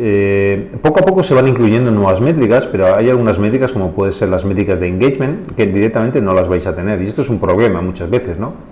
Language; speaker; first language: Spanish; native; Spanish